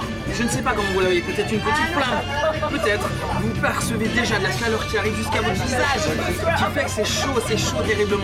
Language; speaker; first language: French; native; French